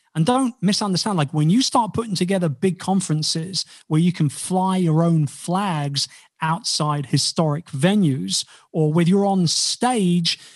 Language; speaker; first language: English; native; English